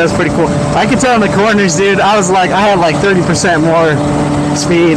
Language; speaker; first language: English; native; English